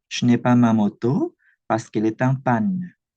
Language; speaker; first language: French; non-native, fluent; Indonesian